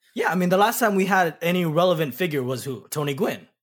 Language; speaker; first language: English; early bilingual, other home language; Pampanga